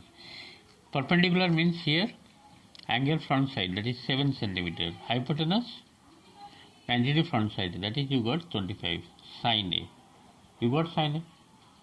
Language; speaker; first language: English; non-native, local second language; Bangla